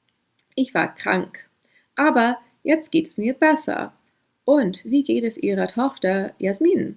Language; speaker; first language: German; non-native, fluent; English